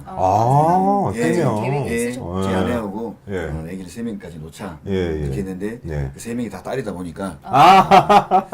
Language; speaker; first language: Korean; native; Korean